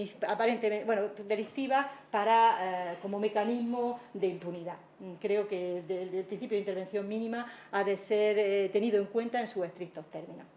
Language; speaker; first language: Spanish; native; Spanish